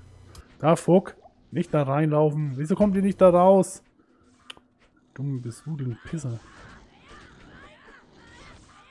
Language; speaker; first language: German; native; German